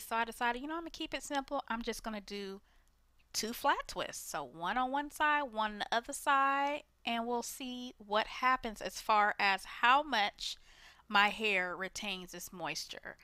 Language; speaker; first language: English; native; English